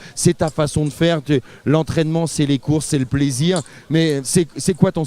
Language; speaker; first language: French; native; French